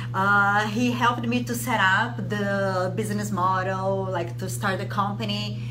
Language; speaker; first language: English; non-native, fluent; Portuguese